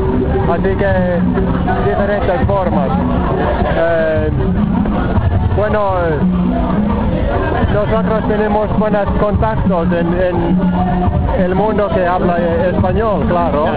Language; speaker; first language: Spanish; non-native, fluent; Finnish